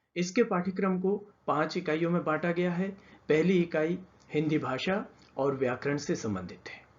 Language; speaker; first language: Hindi; native; Hindi